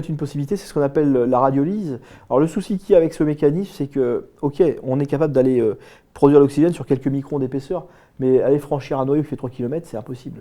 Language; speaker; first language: French; native; French